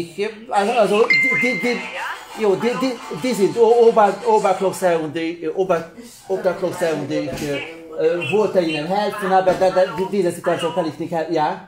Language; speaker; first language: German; non-native, learner; Hungarian